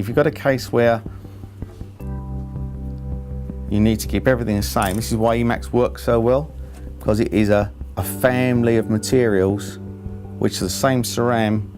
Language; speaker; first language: English; native; English